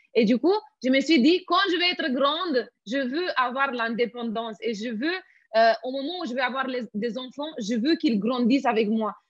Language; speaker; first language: French; non-native, fluent; Romanian